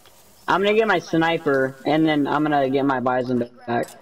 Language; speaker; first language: English; native; English